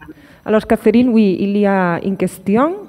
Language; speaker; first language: French; non-native, fluent; Catalan